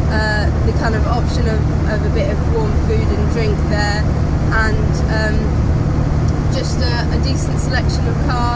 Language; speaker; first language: English; native; English